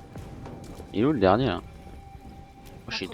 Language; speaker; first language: French; native; French